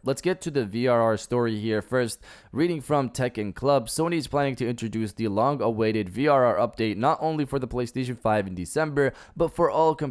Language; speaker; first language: English; native; English